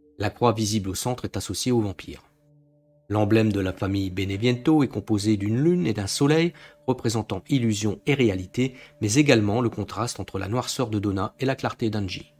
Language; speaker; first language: French; native; French